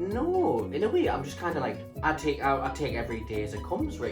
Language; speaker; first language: English; native; English